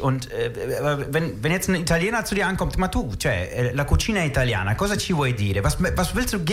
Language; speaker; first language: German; early bilingual, other home language; Italian